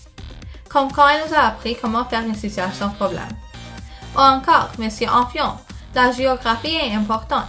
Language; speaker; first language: French; early bilingual, other home language; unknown